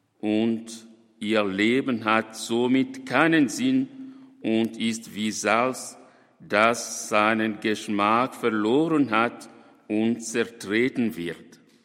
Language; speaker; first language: German; non-native, fluent; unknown